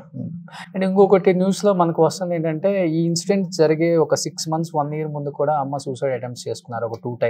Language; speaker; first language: Telugu; native; Telugu